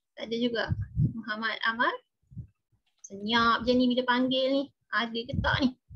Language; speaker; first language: Malay; native; Malay